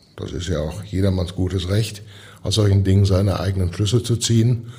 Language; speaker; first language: German; native; German